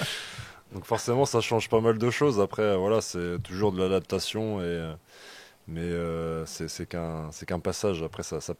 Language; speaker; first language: French; native; French